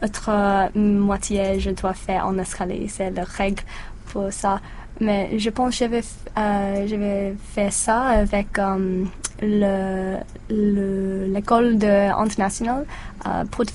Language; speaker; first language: French; non-native, learner; English